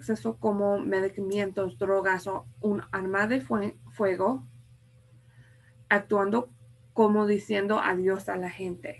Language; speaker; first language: Spanish; non-native, fluent; English